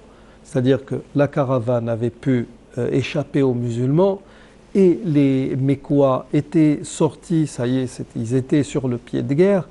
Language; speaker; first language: French; non-native, local second language; Arabic